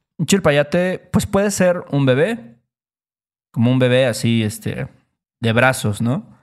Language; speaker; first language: Spanish; native; Spanish